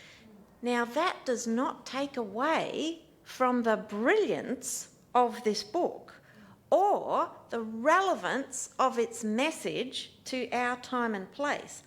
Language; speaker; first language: English; native; English